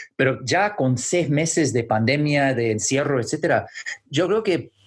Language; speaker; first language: Spanish; non-native, fluent; English